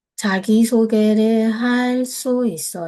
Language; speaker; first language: Korean; non-native, fluent; Burmese